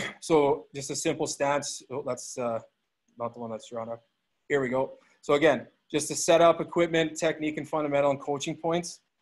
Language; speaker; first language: English; native; English